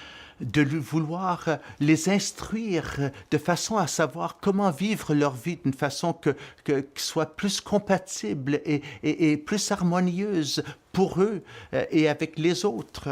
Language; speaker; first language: French; native; French